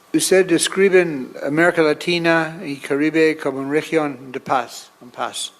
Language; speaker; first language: Spanish; non-native, fluent; English